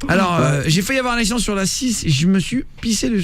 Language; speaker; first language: French; native; French